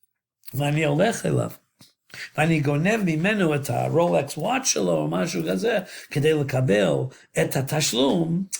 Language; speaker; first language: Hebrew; non-native, fluent; English